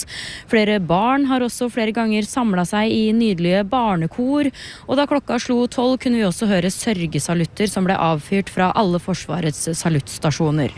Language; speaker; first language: Norwegian; native; Norwegian